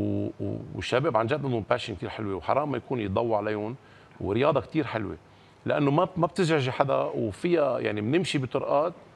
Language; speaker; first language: Arabic; native; Arabic